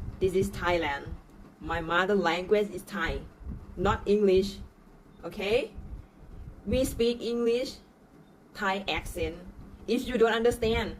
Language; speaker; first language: English; non-native, learner; Thai